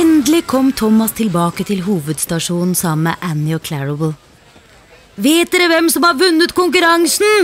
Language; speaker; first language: Norwegian; native; Norwegian